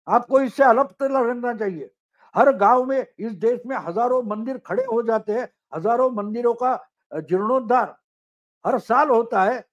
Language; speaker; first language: Hindi; non-native, local second language; Marathi